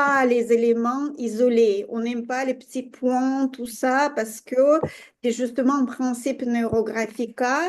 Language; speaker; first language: French; non-native, fluent; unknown